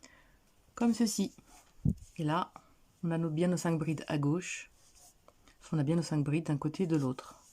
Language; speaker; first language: French; native; French